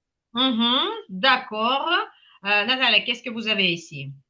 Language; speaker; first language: French; non-native, fluent; Ukrainian